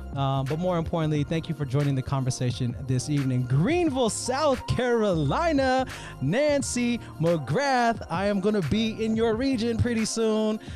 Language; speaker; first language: English; native; English